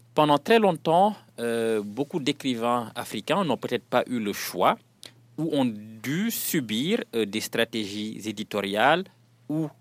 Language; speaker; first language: French; non-native, local second language; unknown